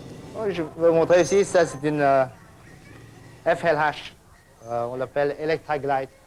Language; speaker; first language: French; non-native, fluent; Vietnamese